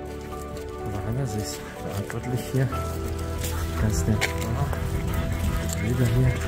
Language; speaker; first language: German; non-native, learner; Russian